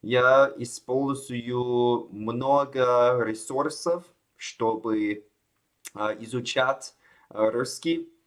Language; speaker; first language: Russian; non-native, learner; Chinese